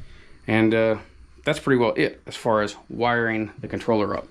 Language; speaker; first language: English; native; English